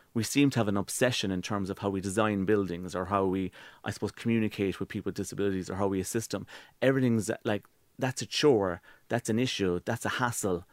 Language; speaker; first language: English; native; English